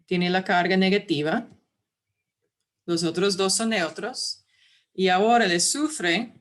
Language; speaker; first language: Spanish; early bilingual, heritage; English